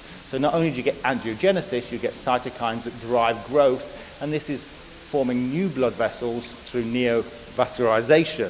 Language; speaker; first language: English; native; English